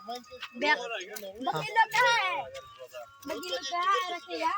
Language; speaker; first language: Hindi; non-native, local second language; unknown